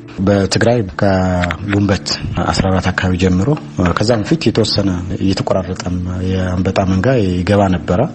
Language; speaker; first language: Amharic; non-native, local second language; Tigrinya